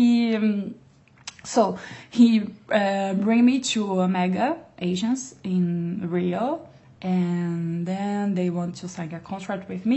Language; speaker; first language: English; non-native, learner; Portuguese